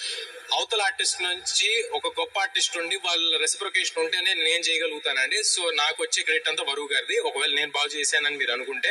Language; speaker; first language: Telugu; native; Telugu